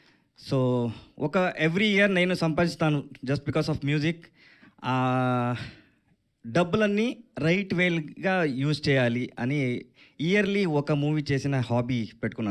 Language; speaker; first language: Telugu; non-native, learner; Kannada